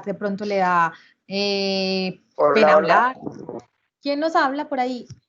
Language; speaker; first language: Spanish; native; Spanish